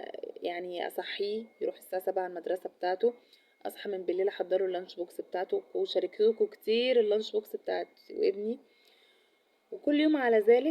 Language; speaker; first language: Arabic; native; Arabic